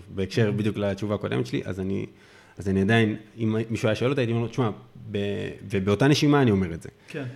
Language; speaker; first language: Hebrew; native; Hebrew